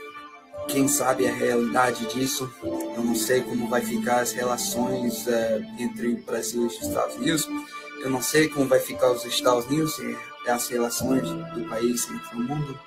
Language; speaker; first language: Portuguese; non-native, fluent; English